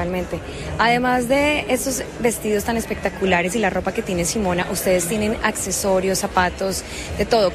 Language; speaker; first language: Spanish; native; Spanish